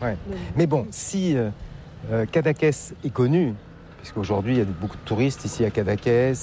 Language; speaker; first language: French; native; French